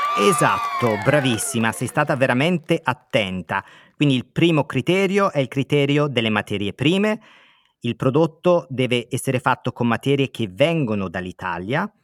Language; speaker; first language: Italian; native; Italian